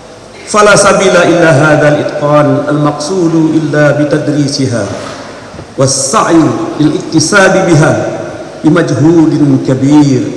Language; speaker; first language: Arabic; non-native, fluent; Indonesian